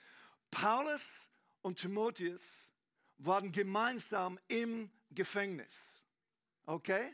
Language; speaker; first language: German; non-native, learner; English